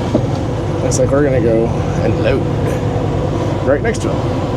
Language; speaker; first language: English; native; English